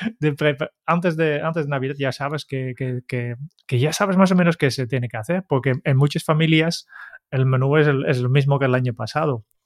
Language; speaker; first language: Spanish; non-native, fluent; Dutch